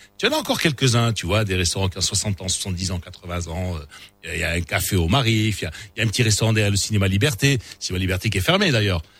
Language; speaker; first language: French; non-native, local second language; Arabic